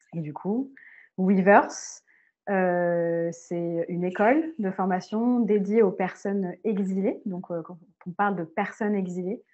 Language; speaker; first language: French; native; French